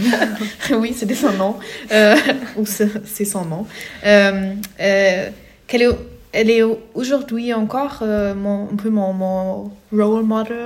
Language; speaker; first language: French; non-native, fluent; German